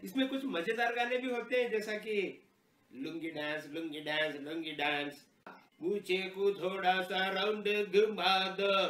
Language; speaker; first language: Hindi; non-native, local second language; Telugu